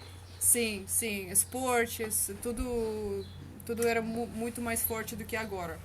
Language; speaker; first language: Portuguese; non-native, learner; Russian